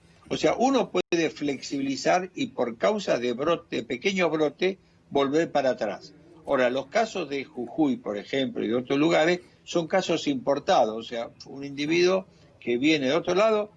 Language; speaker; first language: Spanish; native; Spanish